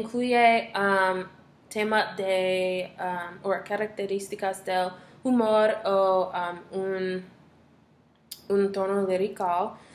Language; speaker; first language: Spanish; non-native, learner; English